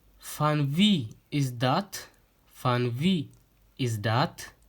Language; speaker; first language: Dutch; non-native, fluent; Tigrinya